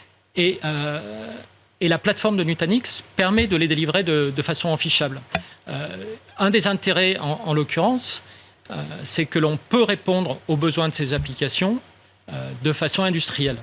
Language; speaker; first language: French; native; French